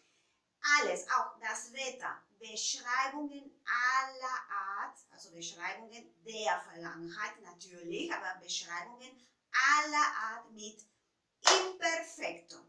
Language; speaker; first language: German; non-native, fluent; Spanish